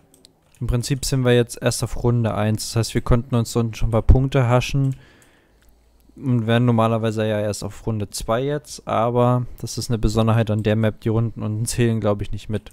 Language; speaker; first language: German; native; German